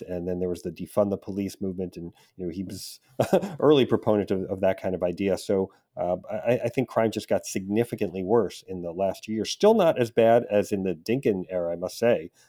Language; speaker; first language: English; native; English